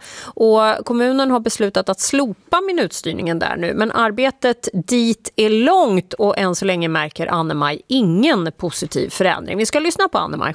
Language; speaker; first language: Swedish; native; Swedish